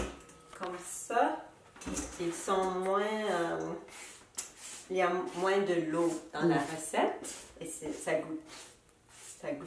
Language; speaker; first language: French; non-native, fluent; English